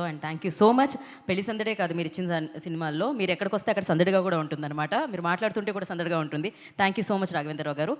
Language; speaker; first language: Telugu; native; Telugu